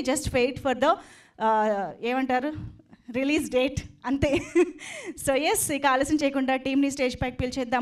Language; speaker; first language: Telugu; native; Telugu